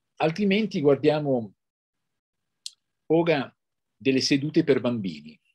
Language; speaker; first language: Italian; native; Italian